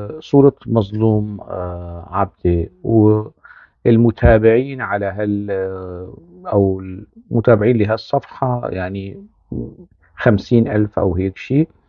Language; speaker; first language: Arabic; non-native, local second language; Kurdish